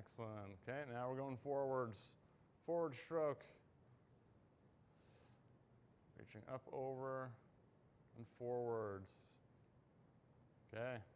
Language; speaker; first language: English; native; English